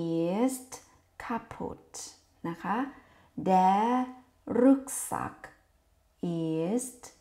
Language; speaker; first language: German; non-native, fluent; Thai